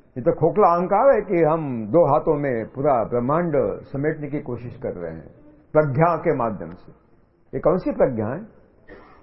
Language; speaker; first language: Hindi; non-native, local second language; Marathi